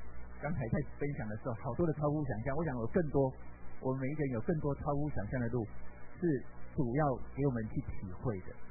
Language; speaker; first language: Chinese; native; Chinese